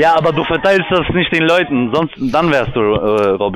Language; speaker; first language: German; native; German